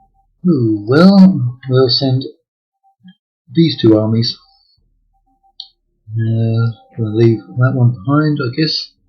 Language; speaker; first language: English; native; English